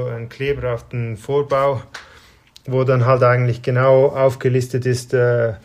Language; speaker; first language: German; native; German